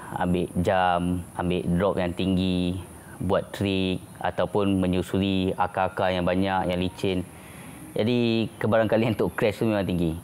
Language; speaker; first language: Malay; native; Malay